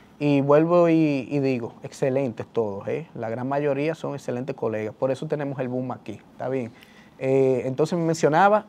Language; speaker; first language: Spanish; early bilingual, heritage; Spanish